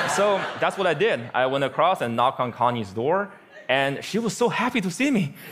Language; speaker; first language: English; non-native, fluent; Chinese